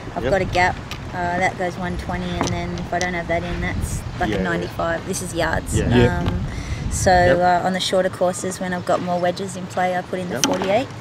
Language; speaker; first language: English; native; English